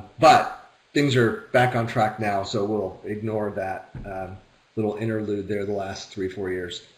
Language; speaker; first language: English; native; English